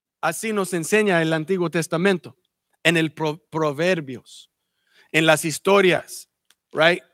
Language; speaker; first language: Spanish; early bilingual, heritage; Spanish